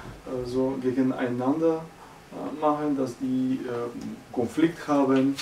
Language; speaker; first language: German; non-native, learner; Bulgarian